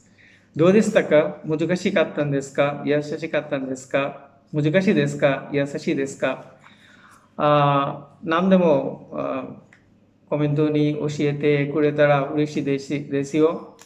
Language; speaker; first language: Japanese; non-native, fluent; Bangla